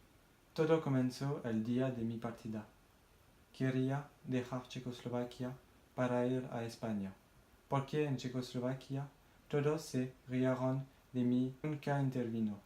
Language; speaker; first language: Spanish; non-native, learner; French